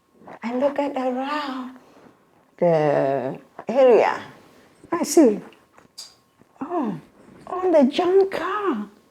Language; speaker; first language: English; non-native, learner; Vietnamese